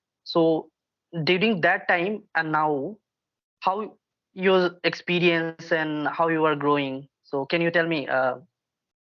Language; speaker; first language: English; non-native, local second language; Hindi